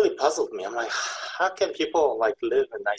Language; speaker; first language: English; early bilingual, other home language; Korean